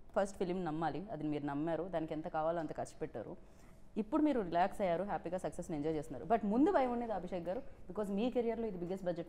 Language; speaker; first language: Telugu; native; Telugu